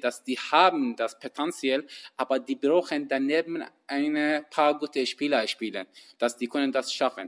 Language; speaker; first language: German; non-native, learner; Persian